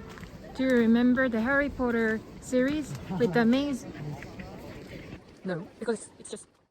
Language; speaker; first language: English; non-native, learner; Korean